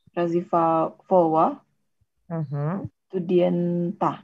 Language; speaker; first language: Russian; non-native, learner; Indonesian